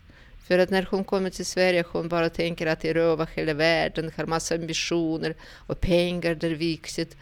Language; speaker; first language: Swedish; non-native, fluent; Russian